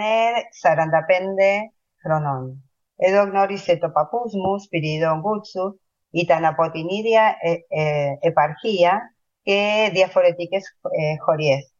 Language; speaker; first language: Greek; early bilingual, heritage; Spanish